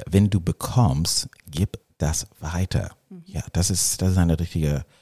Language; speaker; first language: German; non-native, fluent; English